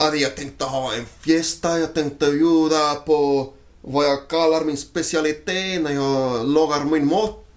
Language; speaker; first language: Swedish; non-native, fluent; Spanish